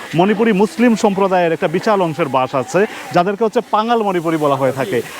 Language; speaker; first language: Bangla; native; Bangla